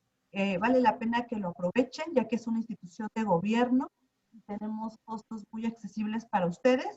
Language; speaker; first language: Spanish; native; Spanish